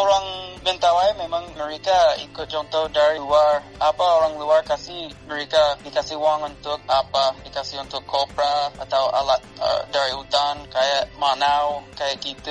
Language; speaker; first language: Indonesian; non-native, fluent; English